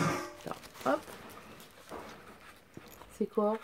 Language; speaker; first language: French; native; French